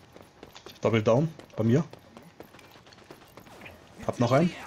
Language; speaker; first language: German; native; German